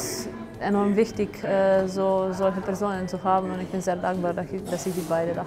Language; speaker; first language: German; non-native, fluent; Slovenian